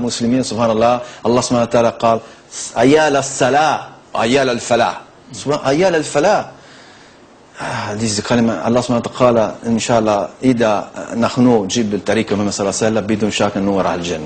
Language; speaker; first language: Arabic; non-native, learner; Italian